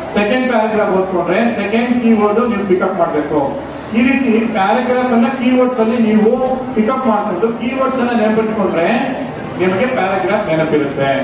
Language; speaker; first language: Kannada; non-native, local second language; Urdu